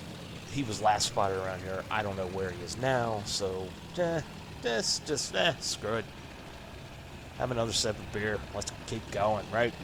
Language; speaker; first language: English; native; English